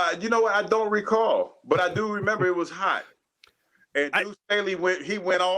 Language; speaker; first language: English; native; English